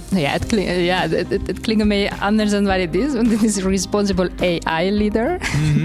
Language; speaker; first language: Dutch; non-native, fluent; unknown